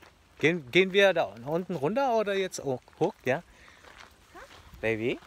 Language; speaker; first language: German; non-native, fluent; Filipino